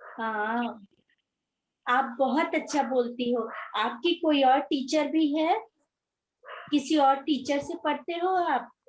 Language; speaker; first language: Hindi; native; Hindi